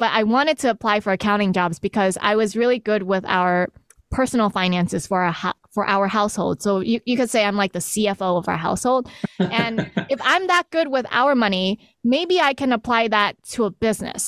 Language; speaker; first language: English; native; English